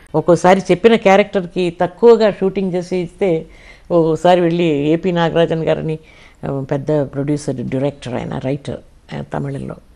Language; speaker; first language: Telugu; non-native, local second language; English